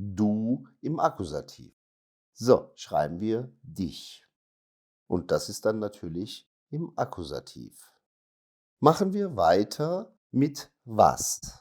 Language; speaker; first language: German; non-native, fluent; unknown